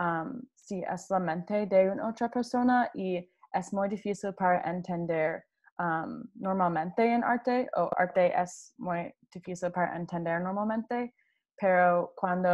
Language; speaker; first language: Spanish; non-native, learner; English